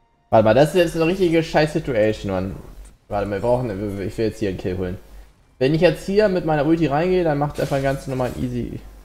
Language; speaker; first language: German; native; German